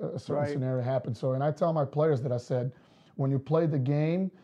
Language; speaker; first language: English; non-native, fluent; Portuguese